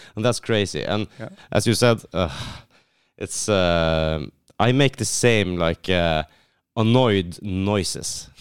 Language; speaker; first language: English; non-native, fluent; Norwegian